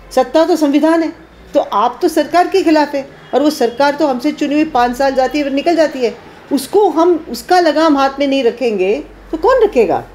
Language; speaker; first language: Hindi; native; Hindi